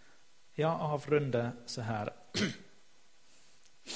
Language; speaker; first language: Swedish; non-native, fluent; English